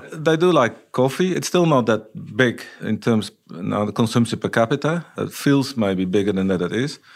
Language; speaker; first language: English; non-native, fluent; Dutch